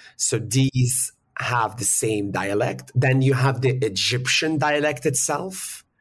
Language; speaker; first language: English; early bilingual, other home language; Arabic